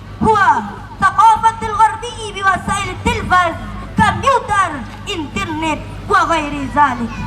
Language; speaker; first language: Arabic; non-native, learner; Indonesian